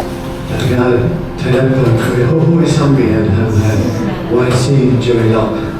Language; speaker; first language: Cantonese; non-native, fluent; English